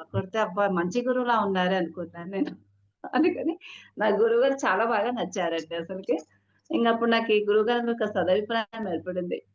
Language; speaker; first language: Telugu; non-native, local second language; Hindi